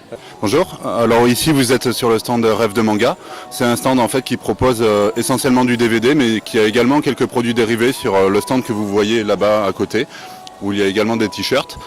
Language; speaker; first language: French; native; French